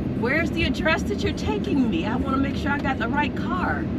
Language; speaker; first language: English; native; English